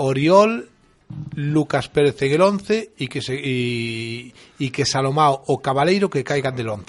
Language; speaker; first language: Spanish; native; Spanish